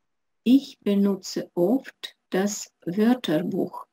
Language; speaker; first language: German; non-native, fluent; Russian